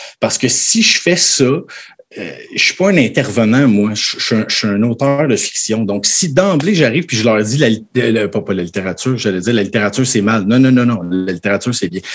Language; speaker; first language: French; native; French